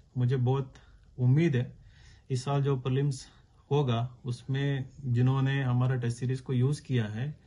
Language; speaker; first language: Hindi; non-native, local second language; Kannada